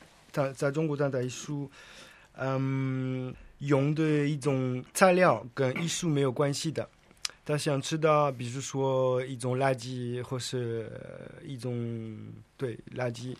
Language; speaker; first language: Chinese; non-native, fluent; French